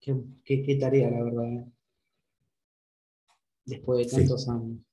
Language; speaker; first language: Spanish; native; Spanish